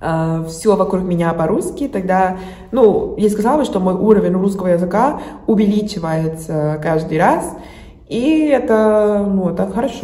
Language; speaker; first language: Russian; non-native, fluent; Spanish